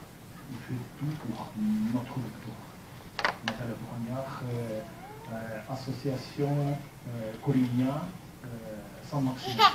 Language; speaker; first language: French; non-native, learner; Ukrainian